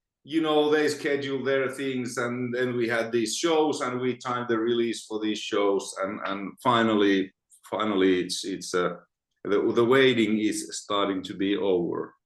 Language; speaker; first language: English; non-native, fluent; Finnish